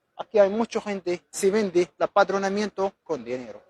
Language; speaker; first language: Spanish; non-native, learner; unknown